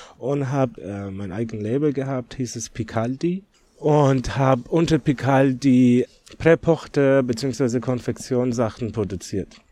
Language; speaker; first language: German; non-native, fluent; Persian